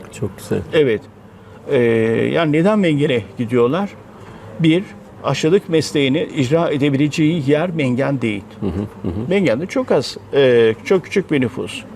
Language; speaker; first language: Turkish; native; Turkish